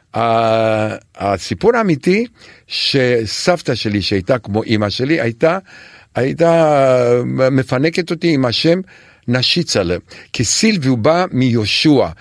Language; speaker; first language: Hebrew; non-native, fluent; Romanian